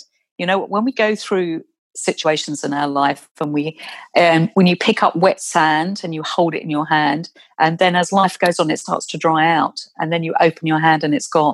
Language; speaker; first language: English; native; English